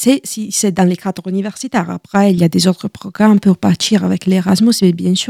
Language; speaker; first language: French; non-native, learner; Italian